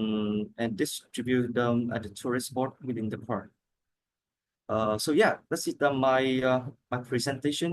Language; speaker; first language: English; non-native, learner; Vietnamese